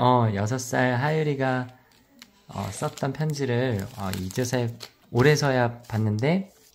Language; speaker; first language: Korean; native; Korean